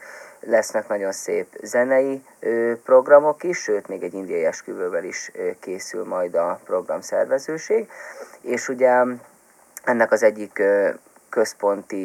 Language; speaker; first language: Hungarian; native; Hungarian